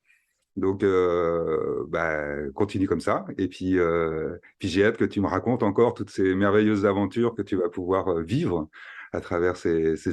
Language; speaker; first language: French; native; French